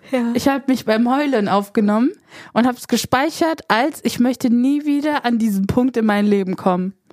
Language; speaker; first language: German; early bilingual, other home language; Polish